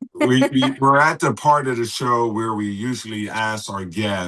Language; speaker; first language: English; native; English